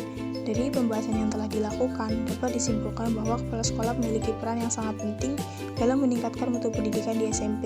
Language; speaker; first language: Indonesian; native; Indonesian